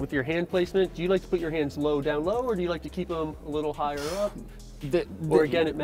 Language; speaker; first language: English; native; English